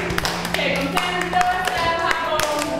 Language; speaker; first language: Spanish; non-native, learner; English